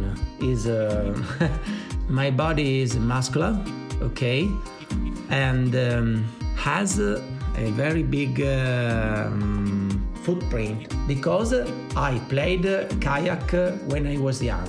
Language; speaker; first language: English; non-native, learner; Italian